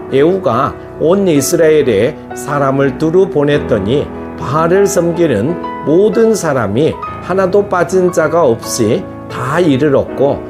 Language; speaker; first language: Korean; native; Korean